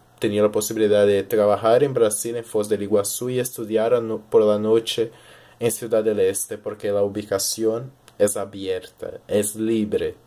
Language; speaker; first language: Spanish; early bilingual, heritage; Portuguese